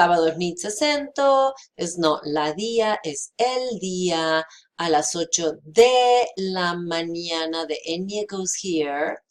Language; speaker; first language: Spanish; non-native, fluent; English